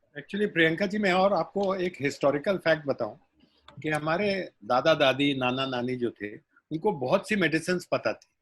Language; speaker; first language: Hindi; native; Hindi